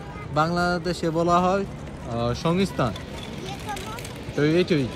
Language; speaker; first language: Hindi; non-native, learner; Bangla